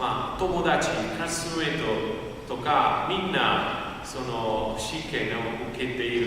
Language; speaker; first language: Japanese; non-native, fluent; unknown